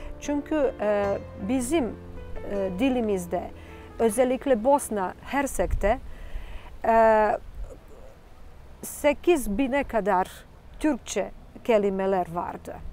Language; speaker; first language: Turkish; non-native, fluent; Serbian